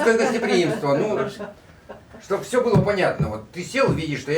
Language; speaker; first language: Russian; native; Russian